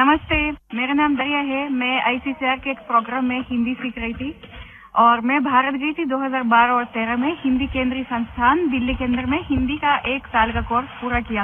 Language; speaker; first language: Hindi; non-native, fluent; Russian